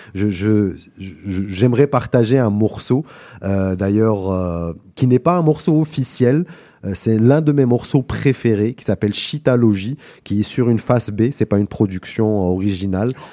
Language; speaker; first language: French; non-native, local second language; Russian